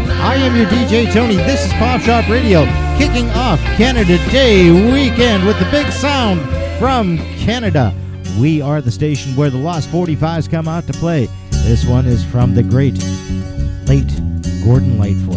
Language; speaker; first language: English; native; English